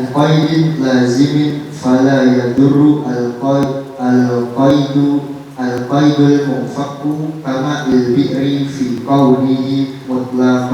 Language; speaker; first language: Arabic; non-native, learner; Indonesian